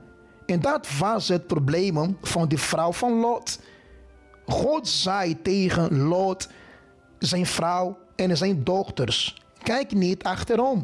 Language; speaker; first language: Dutch; non-native, fluent; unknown